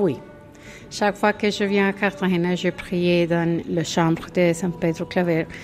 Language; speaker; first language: French; non-native, fluent; Spanish